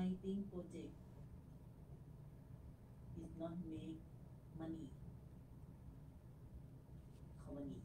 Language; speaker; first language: English; non-native, learner; Thai